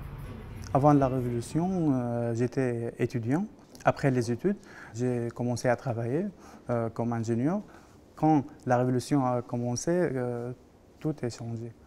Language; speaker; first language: French; non-native, fluent; Arabic